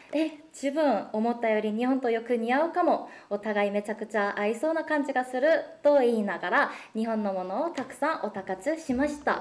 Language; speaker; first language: Japanese; non-native, fluent; Korean